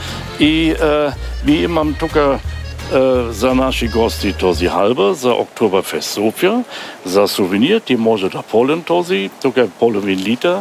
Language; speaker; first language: Bulgarian; non-native, learner; German